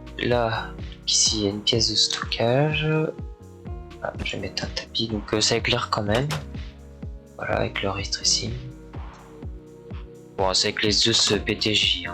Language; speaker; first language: French; native; French